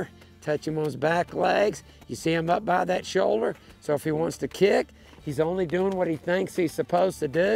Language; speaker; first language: English; native; English